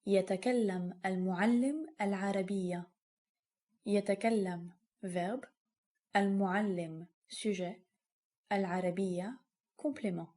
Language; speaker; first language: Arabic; non-native, fluent; French